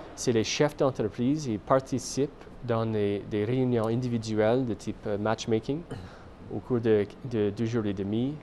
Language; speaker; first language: French; non-native, fluent; English